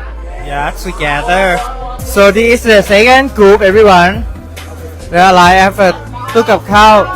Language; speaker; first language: English; non-native, learner; Thai